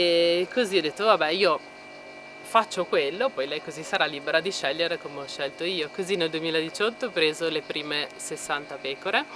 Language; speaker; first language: Italian; native; Italian